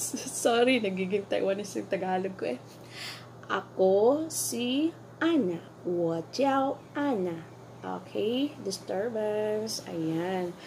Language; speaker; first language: Filipino; native; Filipino